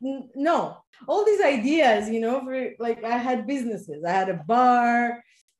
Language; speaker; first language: English; non-native, fluent; Greek